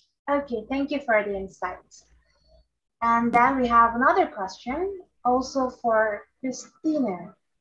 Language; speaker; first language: English; non-native, fluent; Indonesian